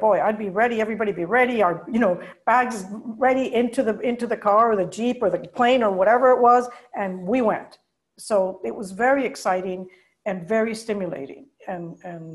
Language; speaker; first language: English; non-native, fluent; Spanish